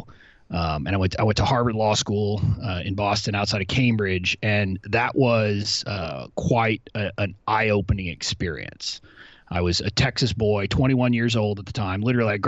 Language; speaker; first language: English; native; English